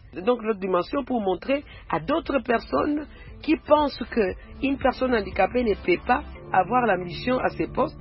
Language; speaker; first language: French; non-native, local second language; Swahili